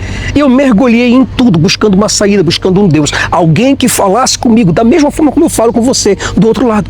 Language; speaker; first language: Portuguese; native; Portuguese